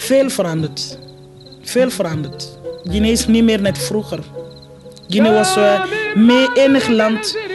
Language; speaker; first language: Dutch; non-native, fluent; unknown